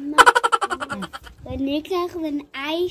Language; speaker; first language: Dutch; early bilingual, other home language; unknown